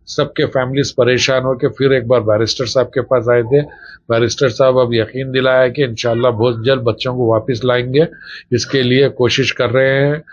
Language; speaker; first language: Hindi; non-native, local second language; Urdu